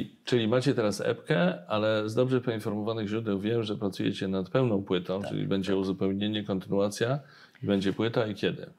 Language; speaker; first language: Polish; native; Polish